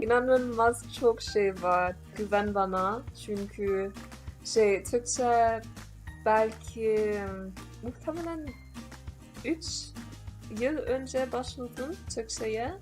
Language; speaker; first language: Turkish; non-native, learner; English